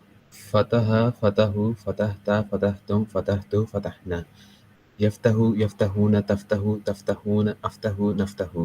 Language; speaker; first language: Arabic; non-native, learner; Urdu